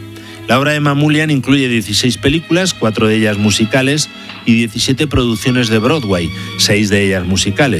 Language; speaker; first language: Spanish; native; Spanish